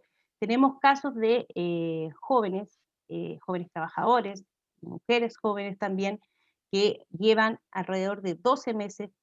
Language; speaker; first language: Spanish; native; Spanish